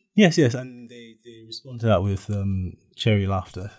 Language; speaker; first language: English; native; English